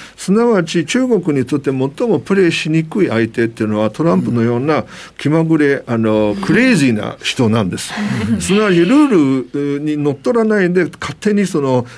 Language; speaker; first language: Japanese; non-native, fluent; Chinese